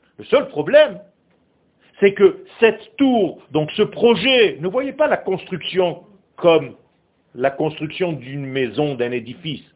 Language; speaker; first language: French; non-native, fluent; Hebrew